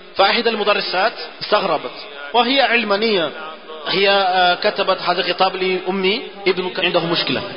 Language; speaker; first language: Arabic; non-native, fluent; Portuguese